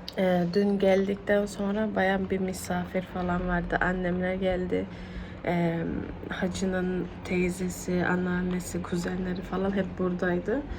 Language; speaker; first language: Turkish; early bilingual, heritage; Turkish